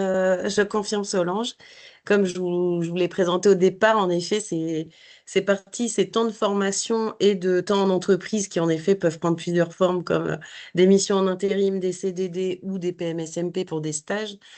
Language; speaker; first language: French; native; French